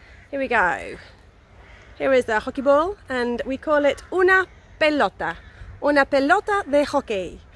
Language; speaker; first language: English; native; English